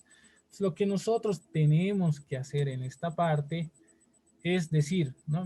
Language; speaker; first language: Spanish; native; Spanish